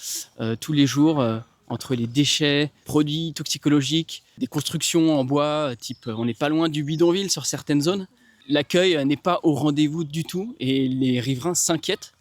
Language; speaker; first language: French; native; French